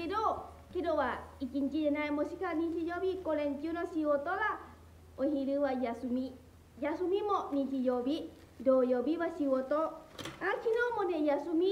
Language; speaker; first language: Japanese; non-native, learner; Lao